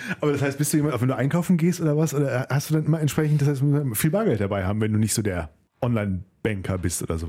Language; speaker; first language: German; native; German